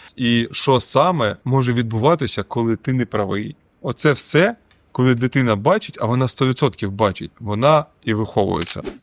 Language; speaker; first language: Ukrainian; non-native, local second language; Russian